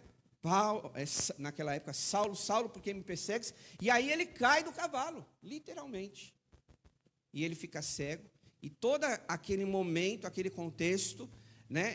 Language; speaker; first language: Portuguese; native; Portuguese